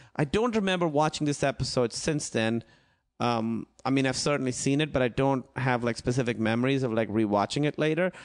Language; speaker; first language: English; non-native, local second language; Urdu